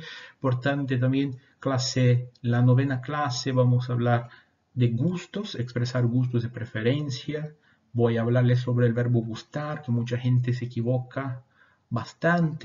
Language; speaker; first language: Spanish; non-native, fluent; Portuguese